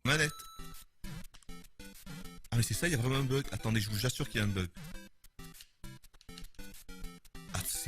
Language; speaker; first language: French; native; French